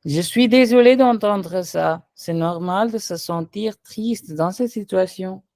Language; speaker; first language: French; non-native, fluent; Hindi